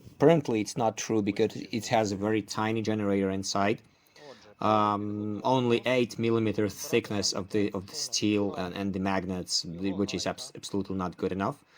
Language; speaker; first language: English; non-native, fluent; Ukrainian